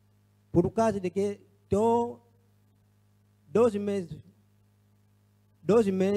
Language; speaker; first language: Portuguese; non-native, learner; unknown